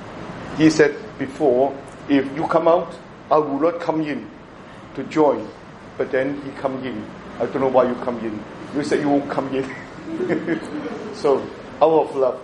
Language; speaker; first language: English; non-native, local second language; Cantonese